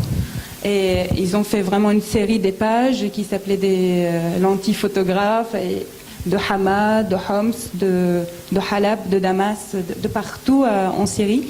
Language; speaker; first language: French; non-native, fluent; Arabic